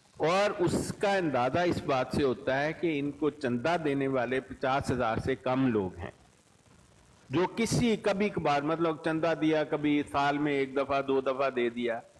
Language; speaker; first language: Urdu; non-native, local second language; Punjabi